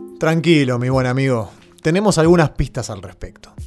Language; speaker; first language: Spanish; native; Spanish